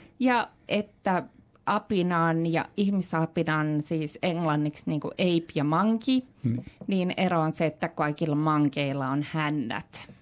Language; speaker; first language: Finnish; native; Finnish